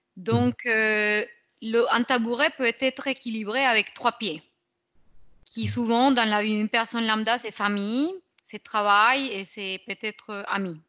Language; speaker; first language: French; non-native, fluent; Spanish